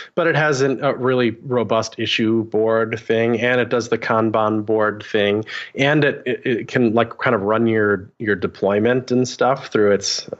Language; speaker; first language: English; native; English